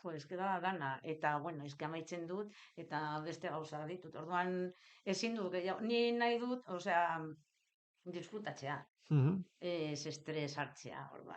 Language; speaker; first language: Basque; non-native, local second language; Spanish